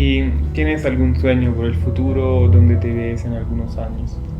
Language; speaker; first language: Spanish; non-native, fluent; Italian